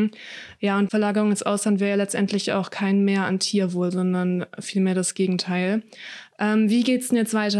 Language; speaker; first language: German; native; German